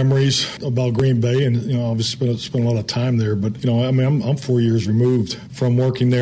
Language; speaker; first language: English; native; English